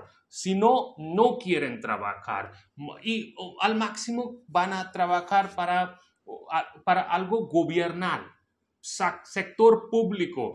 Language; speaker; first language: Spanish; non-native, local second language; Hindi